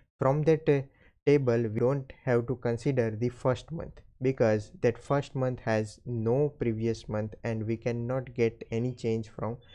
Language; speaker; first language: English; non-native, local second language; Gujarati